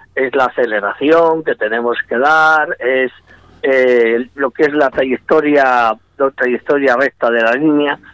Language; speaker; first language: Spanish; native; Spanish